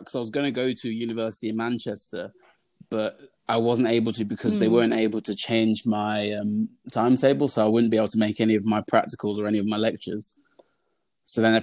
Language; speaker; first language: English; native; English